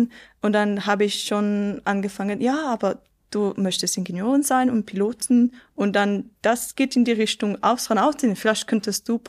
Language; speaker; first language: German; non-native, local second language; French